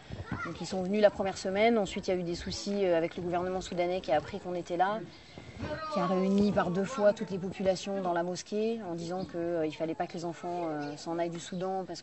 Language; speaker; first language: French; native; French